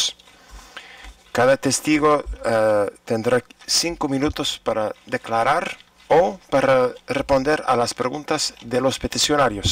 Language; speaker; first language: Spanish; non-native, fluent; English